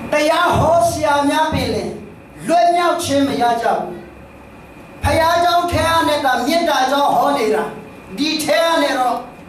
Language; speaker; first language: Burmese; non-native, local second language; Tedim Chin